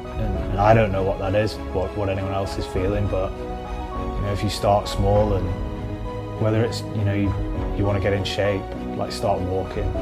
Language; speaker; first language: English; native; English